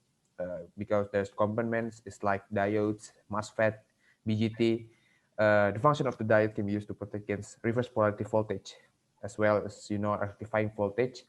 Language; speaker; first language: English; non-native, learner; Indonesian